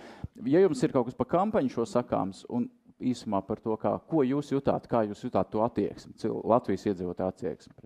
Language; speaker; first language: Latvian; native; Latvian